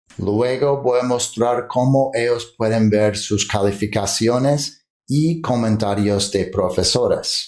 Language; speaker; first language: Spanish; non-native, fluent; English